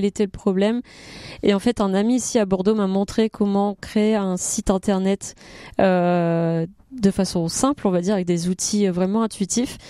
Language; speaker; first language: French; native; French